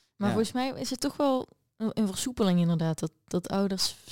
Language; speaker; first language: Dutch; non-native, local second language; Limburgish